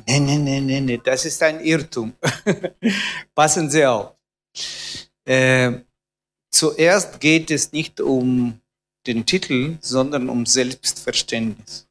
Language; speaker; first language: German; non-native, fluent; Russian